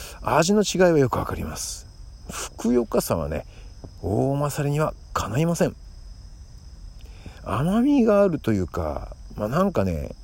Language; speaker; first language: Japanese; native; Japanese